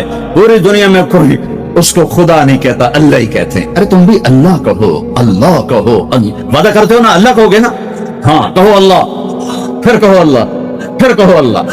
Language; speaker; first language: Hindi; non-native, local second language; Punjabi